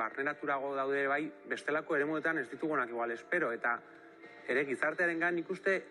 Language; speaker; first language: Basque; native; Basque